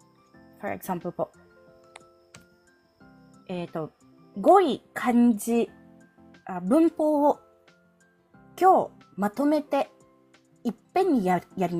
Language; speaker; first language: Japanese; non-native, fluent; Filipino